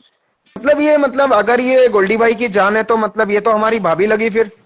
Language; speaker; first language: Hindi; native; Hindi